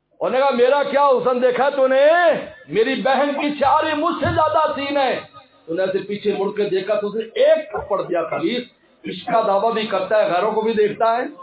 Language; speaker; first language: Urdu; non-native, local second language; Punjabi